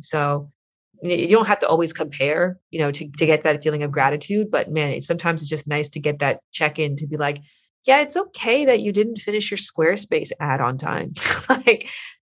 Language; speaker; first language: English; native; English